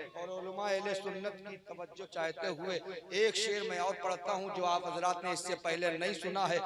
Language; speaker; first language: Hindi; native; Hindi